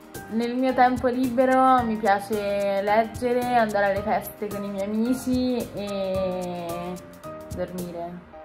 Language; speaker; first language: Italian; native; Italian